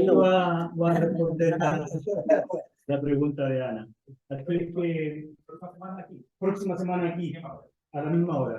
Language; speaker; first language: Spanish; native; Spanish